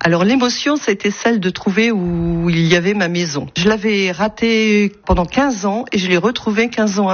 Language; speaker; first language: French; native; French